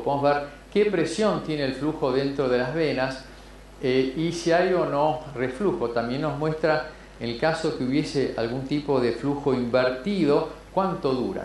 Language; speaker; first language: Spanish; native; Spanish